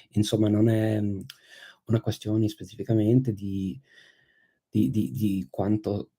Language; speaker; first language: Italian; non-native, fluent; English